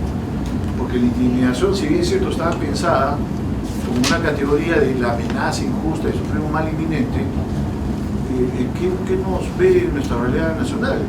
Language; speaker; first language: Spanish; native; Spanish